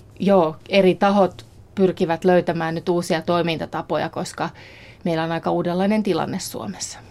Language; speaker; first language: Finnish; native; Finnish